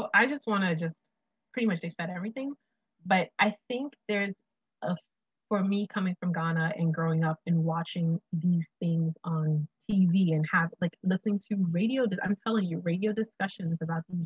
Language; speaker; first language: English; non-native, local second language; Akan